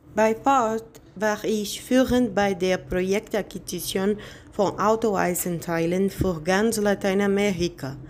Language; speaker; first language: German; non-native, fluent; Portuguese